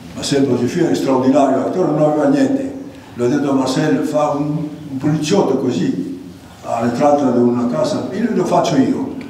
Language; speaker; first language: Italian; non-native, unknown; Greek